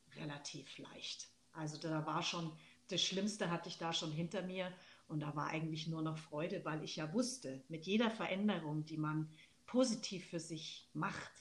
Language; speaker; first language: German; native; German